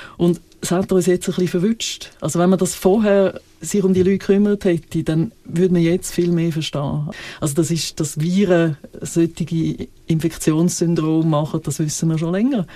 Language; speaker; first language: German; native; German